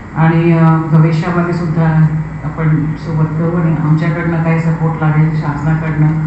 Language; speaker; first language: Marathi; non-native, local second language; Hindi